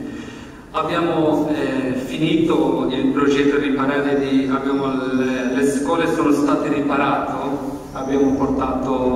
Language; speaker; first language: Italian; non-native, learner; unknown